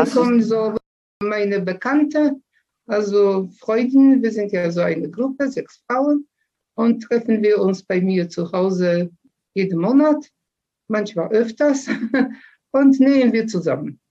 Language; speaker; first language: German; early bilingual, other home language; Polish